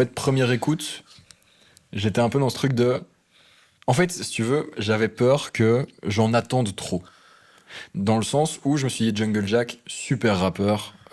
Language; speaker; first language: French; native; French